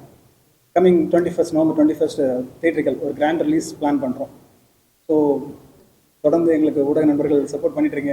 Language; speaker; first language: Tamil; native; Tamil